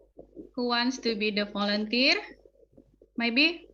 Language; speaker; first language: English; non-native, fluent; Indonesian